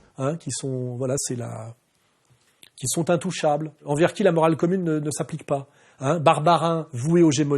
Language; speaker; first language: French; native; French